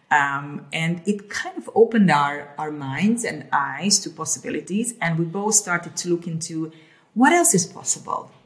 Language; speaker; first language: English; early bilingual, other home language; Hungarian